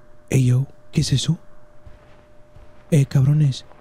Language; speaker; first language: Spanish; early bilingual, heritage; Spanish